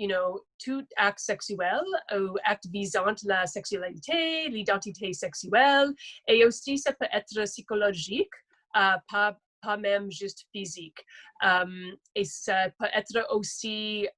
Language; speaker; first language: French; non-native, local second language; English